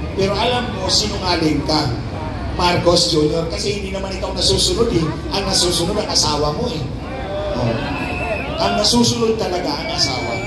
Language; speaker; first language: Filipino; non-native, local second language; Cebuano